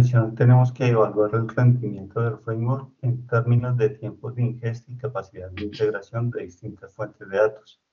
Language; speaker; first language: Spanish; native; Spanish